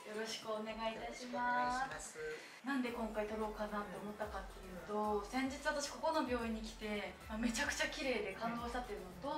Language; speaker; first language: Japanese; native; Japanese